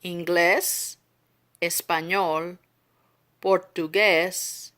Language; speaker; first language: Spanish; non-native, learner; English